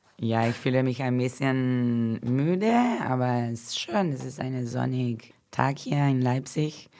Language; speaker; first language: German; non-native, fluent; Portuguese